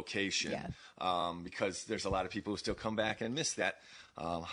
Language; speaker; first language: English; native; English